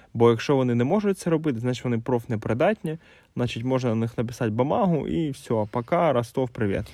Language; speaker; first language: Ukrainian; non-native, local second language; Russian